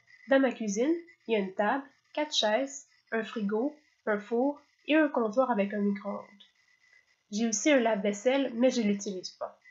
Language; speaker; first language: French; native; French